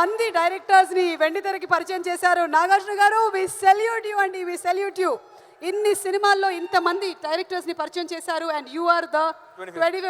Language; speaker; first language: Telugu; native; Telugu